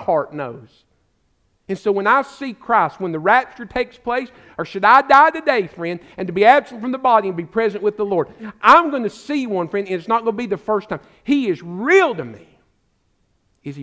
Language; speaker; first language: English; native; English